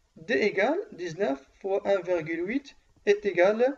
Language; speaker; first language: French; non-native, local second language; Arabic